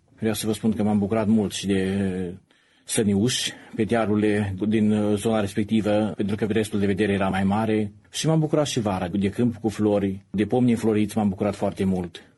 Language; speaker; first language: Romanian; native; Romanian